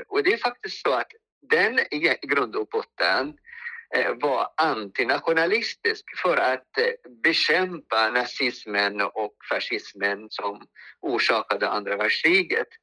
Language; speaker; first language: Swedish; non-native, fluent; Arabic